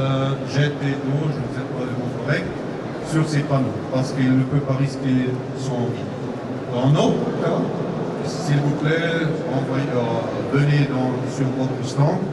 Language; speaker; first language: French; non-native, learner; German